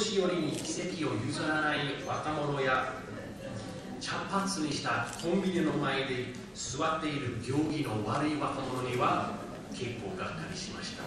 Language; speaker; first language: Japanese; non-native, fluent; English